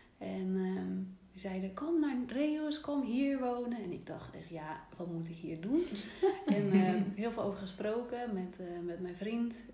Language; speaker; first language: Dutch; native; Dutch